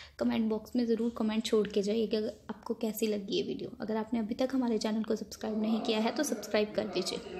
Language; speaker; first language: Hindi; non-native, local second language; Punjabi